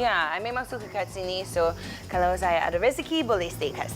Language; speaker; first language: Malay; non-native, learner; English